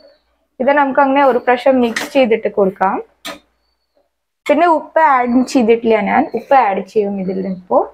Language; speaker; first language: Malayalam; non-native, learner; Hindi